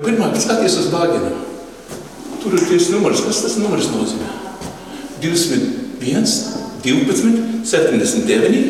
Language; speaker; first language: Latvian; early bilingual, heritage; Latvian